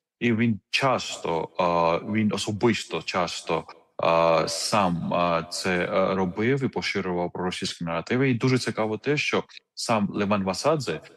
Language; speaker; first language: Ukrainian; non-native, fluent; Georgian